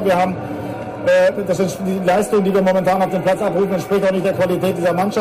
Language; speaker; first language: German; native; German